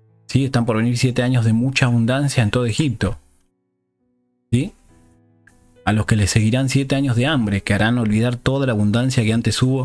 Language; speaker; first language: Spanish; native; Spanish